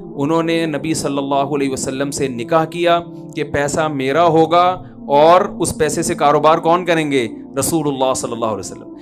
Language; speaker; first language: Urdu; native; Urdu